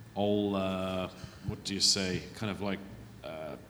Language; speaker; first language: English; native; English